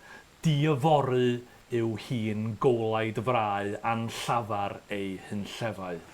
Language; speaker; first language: Welsh; native; Welsh